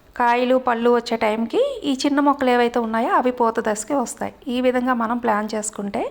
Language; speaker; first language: Telugu; native; Telugu